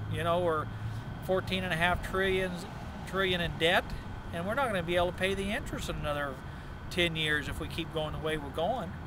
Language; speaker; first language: English; native; English